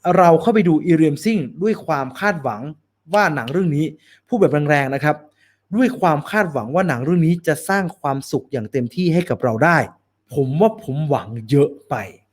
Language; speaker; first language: Thai; native; Thai